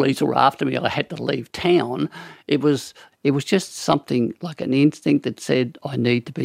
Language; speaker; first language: English; native; English